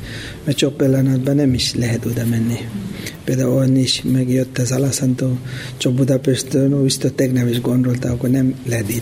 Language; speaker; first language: Hungarian; non-native, learner; Tibetan